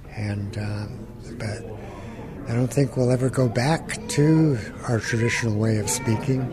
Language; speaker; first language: English; early bilingual, other home language; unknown